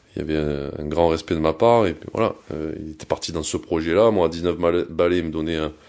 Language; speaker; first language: French; native; French